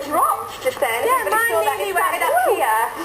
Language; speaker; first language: English; native; English